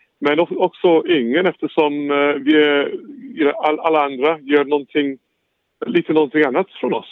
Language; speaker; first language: Swedish; non-native, fluent; English